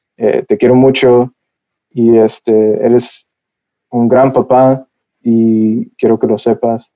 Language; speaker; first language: Spanish; early bilingual, heritage; Spanish